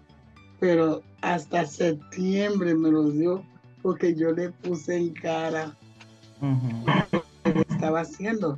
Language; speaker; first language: Spanish; non-native, local second language; Jamaican Creole English